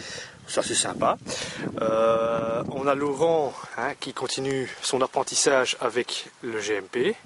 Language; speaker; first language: French; native; French